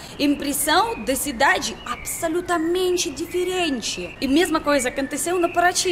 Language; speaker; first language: Portuguese; non-native, learner; Russian